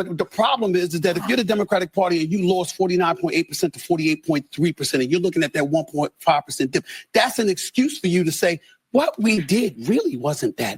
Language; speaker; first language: English; native; English